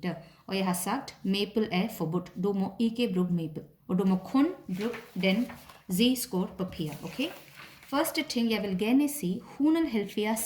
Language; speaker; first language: Danish; non-native, fluent; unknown